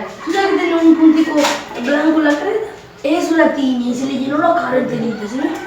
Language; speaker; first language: Spanish; native; Spanish